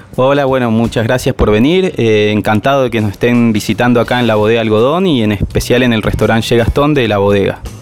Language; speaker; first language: Spanish; native; Spanish